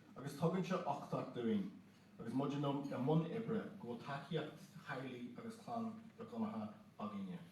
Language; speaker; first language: Irish; native; Irish